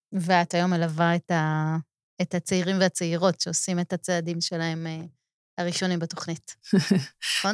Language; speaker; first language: Hebrew; native; Hebrew